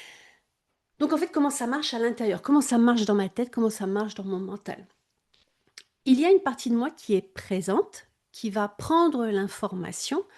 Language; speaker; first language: French; native; French